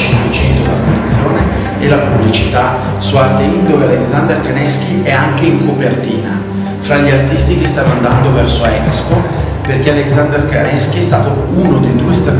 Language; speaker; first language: Italian; native; Italian